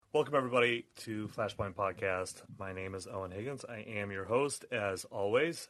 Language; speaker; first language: English; native; English